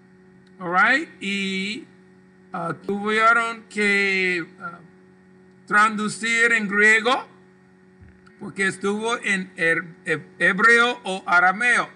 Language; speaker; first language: Spanish; non-native, local second language; English